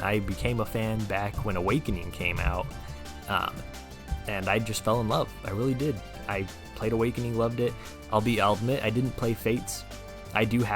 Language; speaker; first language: English; native; English